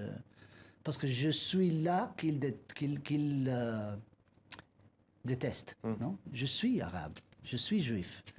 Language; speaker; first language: French; non-native, learner; Spanish